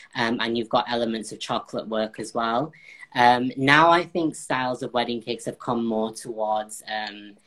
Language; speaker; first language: English; native; English